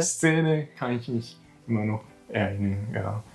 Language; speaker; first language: German; non-native, learner; Japanese